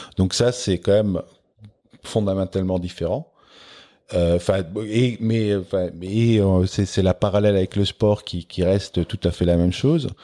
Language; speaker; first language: French; non-native, local second language; Dutch